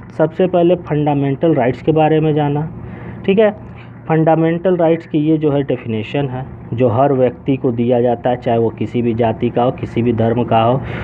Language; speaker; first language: Hindi; native; Hindi